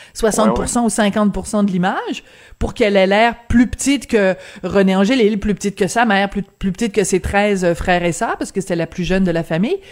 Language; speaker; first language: French; native; French